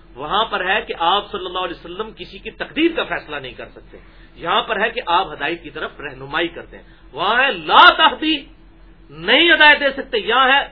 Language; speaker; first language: Urdu; native; Urdu